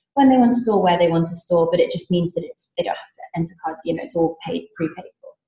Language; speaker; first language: English; native; English